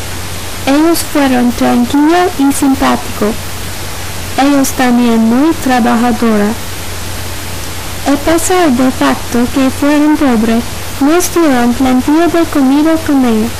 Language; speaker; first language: Spanish; non-native, learner; English